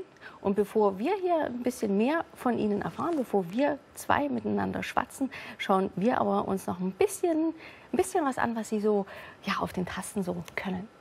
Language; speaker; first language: German; native; German